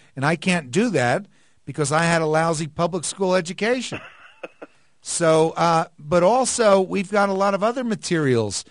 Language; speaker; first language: English; native; English